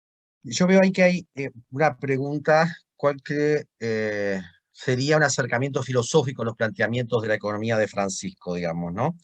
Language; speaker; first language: Spanish; native; Spanish